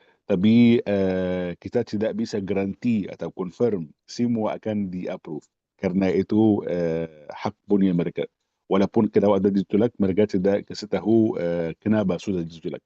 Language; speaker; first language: Indonesian; non-native, fluent; Arabic